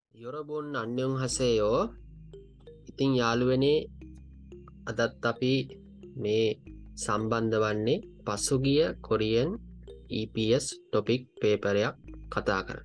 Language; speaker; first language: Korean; non-native, learner; Sinhala